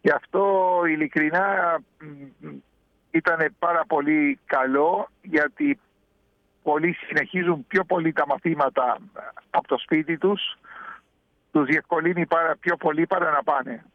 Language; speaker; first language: Greek; early bilingual, heritage; Spanish